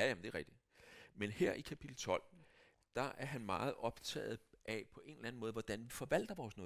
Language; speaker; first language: Danish; native; Danish